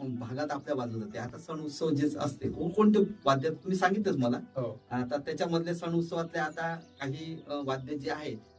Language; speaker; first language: Marathi; non-native, local second language; Gondi